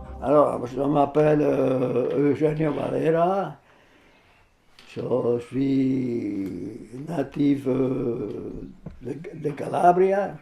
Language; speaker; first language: French; non-native, fluent; Spanish